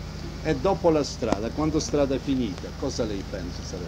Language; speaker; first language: Italian; non-native, fluent; Polish